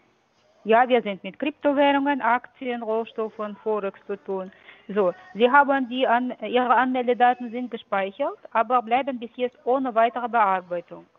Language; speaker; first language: German; non-native, fluent; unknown